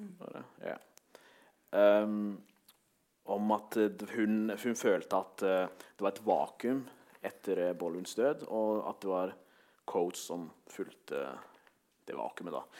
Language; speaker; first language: Norwegian; early bilingual, other home language; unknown